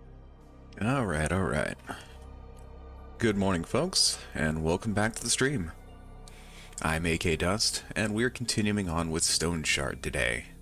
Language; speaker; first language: English; native; English